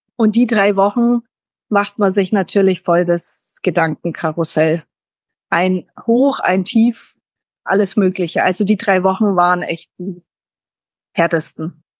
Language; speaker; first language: German; early bilingual, heritage; German